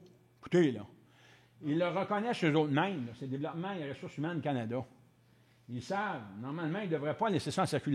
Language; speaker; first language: French; native; French